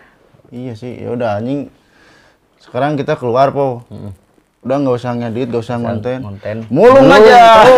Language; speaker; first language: Indonesian; non-native, local second language; Sundanese